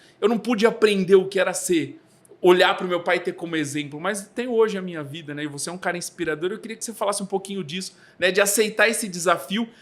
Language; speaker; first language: Portuguese; native; Portuguese